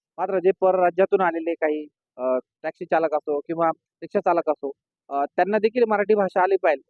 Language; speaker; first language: Marathi; native; Marathi